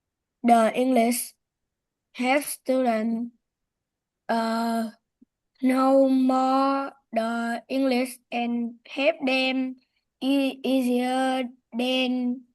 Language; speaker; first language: English; non-native, learner; Vietnamese